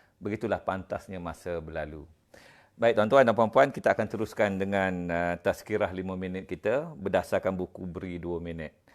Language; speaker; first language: Malay; native; Malay